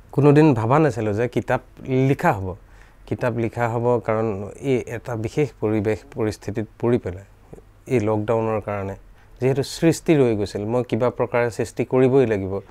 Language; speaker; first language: Assamese; native; Assamese